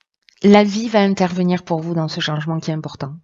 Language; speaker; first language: French; native; French